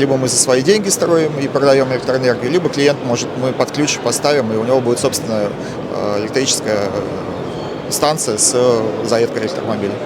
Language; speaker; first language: Russian; native; Russian